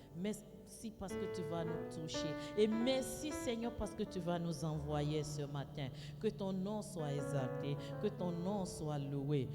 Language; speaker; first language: French; non-native, fluent; Yoruba